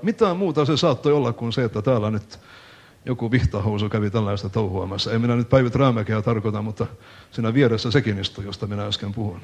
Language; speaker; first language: Finnish; native; Finnish